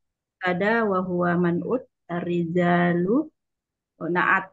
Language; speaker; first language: Arabic; non-native, learner; Malay